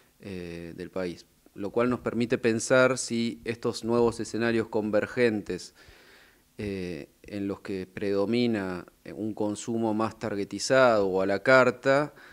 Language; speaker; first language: Spanish; native; Spanish